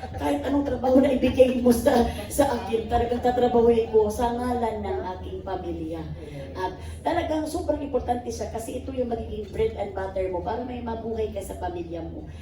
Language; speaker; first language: Filipino; non-native, local second language; Cebuano